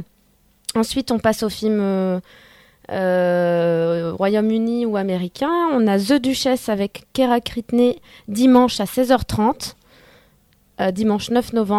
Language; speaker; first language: French; native; French